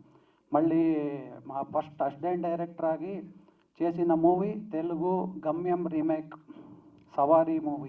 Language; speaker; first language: Telugu; non-native, learner; Kannada